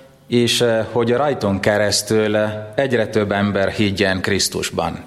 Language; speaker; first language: Hungarian; non-native, fluent; Italian